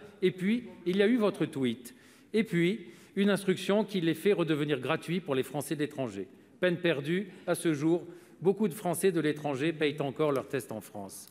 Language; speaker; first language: French; native; French